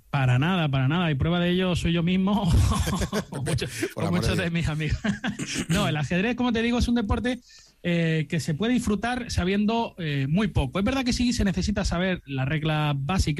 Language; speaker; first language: Spanish; native; Spanish